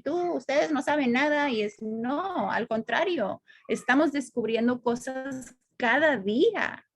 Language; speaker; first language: Spanish; non-native, fluent; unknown